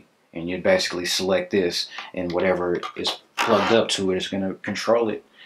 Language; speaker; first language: English; native; English